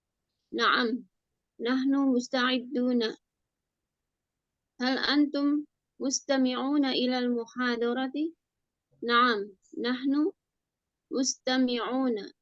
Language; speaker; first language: Arabic; non-native, learner; Indonesian